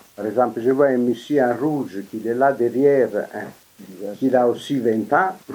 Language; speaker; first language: French; non-native, fluent; Italian